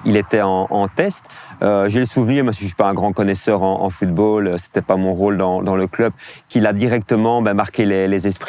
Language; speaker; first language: French; native; French